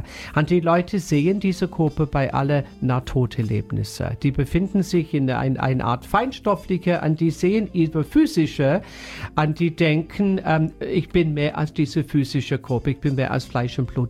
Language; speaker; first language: German; non-native, fluent; English